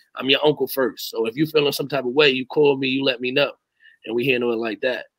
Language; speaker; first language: English; native; English